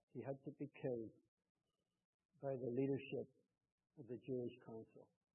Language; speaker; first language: English; native; English